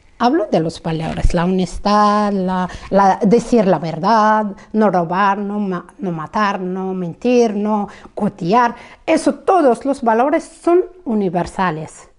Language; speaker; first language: Spanish; non-native, fluent; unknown